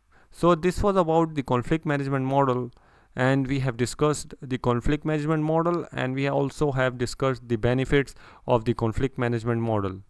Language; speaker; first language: English; non-native, local second language; Urdu